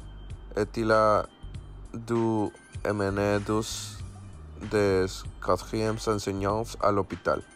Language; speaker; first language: French; non-native, learner; Spanish